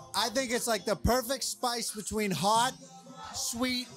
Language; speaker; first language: English; native; English